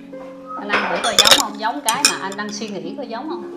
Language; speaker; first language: Vietnamese; native; Vietnamese